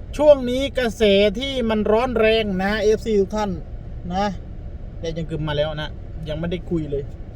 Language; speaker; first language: Thai; non-native, local second language; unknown